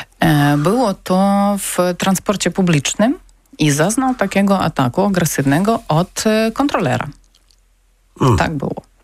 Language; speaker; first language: Polish; non-native, learner; Ukrainian